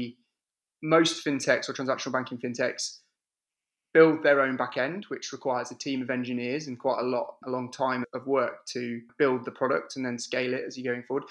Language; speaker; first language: English; native; English